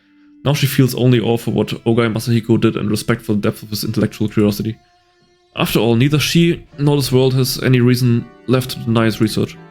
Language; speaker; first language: English; native; English